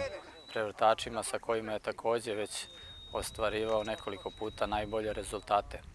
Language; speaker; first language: Bosnian; native; Bosnian